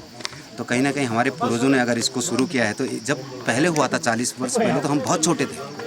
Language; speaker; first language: Hindi; native; Hindi